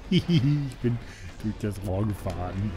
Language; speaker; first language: German; native; German